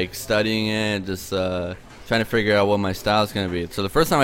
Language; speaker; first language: English; early bilingual, other home language; Polish